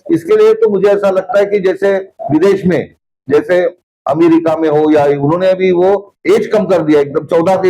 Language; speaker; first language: Hindi; non-native, local second language; Marathi